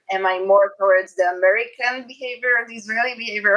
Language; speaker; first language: English; non-native, fluent; Hebrew